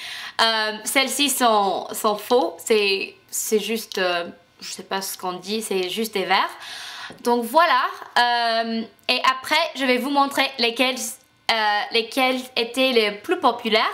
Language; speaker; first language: French; non-native, fluent; English